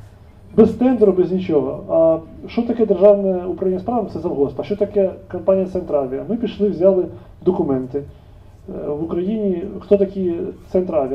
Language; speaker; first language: Ukrainian; native; Ukrainian